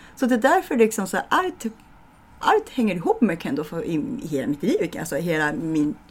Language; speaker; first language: Swedish; non-native, fluent; Japanese